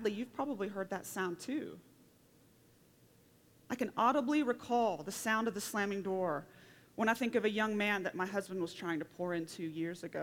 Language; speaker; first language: English; native; English